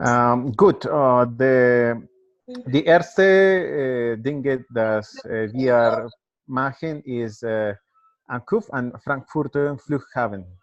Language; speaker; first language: German; non-native, learner; Spanish